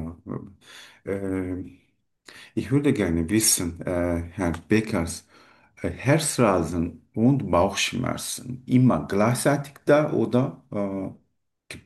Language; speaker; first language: German; non-native, learner; Turkish